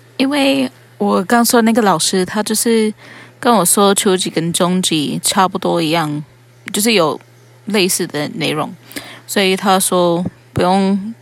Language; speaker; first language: Chinese; non-native, fluent; English